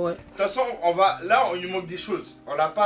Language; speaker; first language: French; native; French